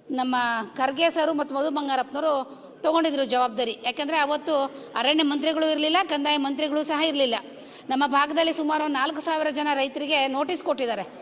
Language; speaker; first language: Kannada; native; Kannada